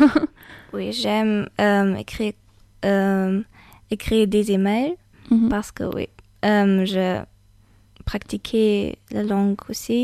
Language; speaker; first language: French; non-native, learner; German